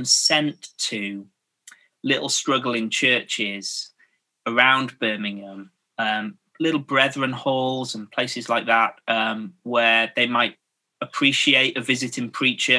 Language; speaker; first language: English; native; English